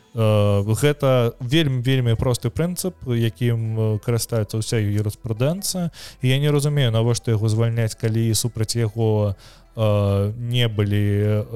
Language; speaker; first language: Belarusian; non-native, local second language; Russian